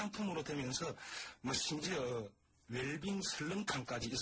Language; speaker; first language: Korean; native; Korean